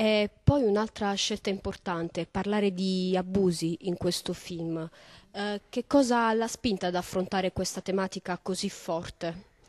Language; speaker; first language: Italian; native; Italian